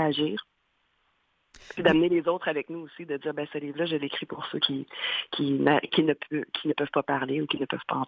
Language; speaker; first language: French; native; French